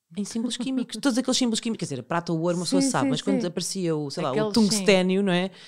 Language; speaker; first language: Portuguese; native; Portuguese